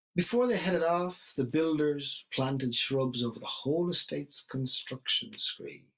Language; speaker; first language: English; native; English